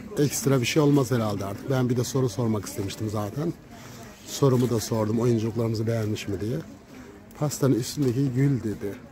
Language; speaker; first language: Turkish; native; Turkish